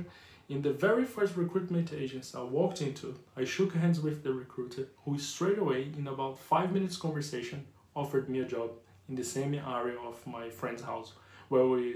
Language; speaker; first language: English; non-native, fluent; Portuguese